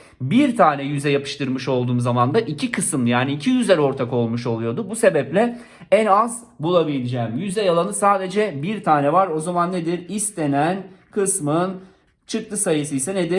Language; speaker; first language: Turkish; native; Turkish